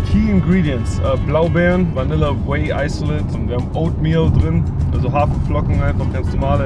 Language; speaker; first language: German; native; German